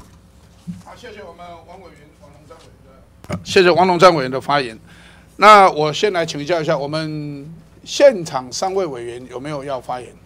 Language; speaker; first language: Chinese; native; Chinese